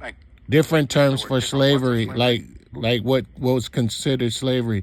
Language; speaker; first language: English; native; English